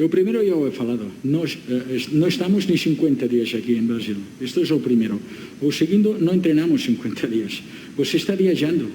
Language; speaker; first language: Portuguese; non-native, learner; Spanish